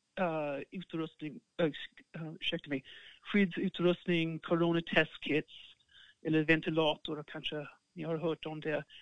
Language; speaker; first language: Swedish; non-native, fluent; English